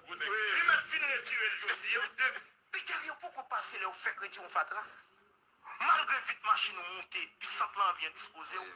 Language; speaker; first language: Haitian Creole; native; Haitian Creole